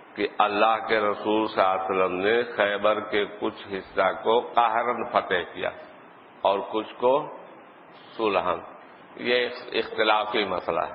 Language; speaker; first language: Urdu; native; Urdu